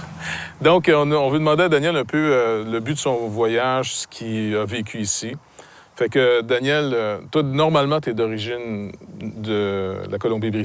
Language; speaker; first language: French; native; French